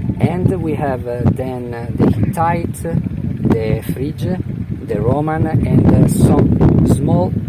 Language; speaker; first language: English; non-native, fluent; Italian